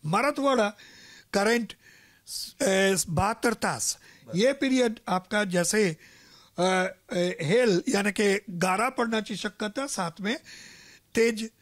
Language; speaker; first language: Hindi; non-native, local second language; Marathi